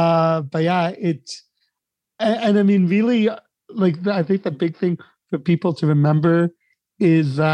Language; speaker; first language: English; native; English